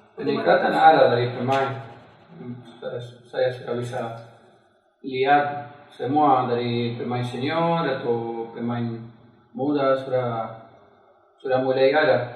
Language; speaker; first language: Indonesian; non-native, fluent; Spanish